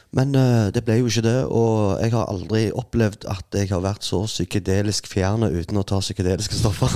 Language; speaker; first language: Norwegian; non-native, fluent; Arabic